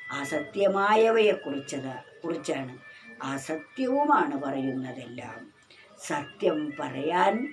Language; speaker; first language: Malayalam; native; Malayalam